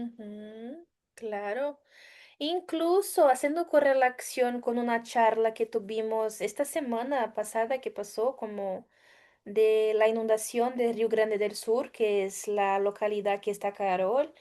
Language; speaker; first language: Spanish; non-native, fluent; Portuguese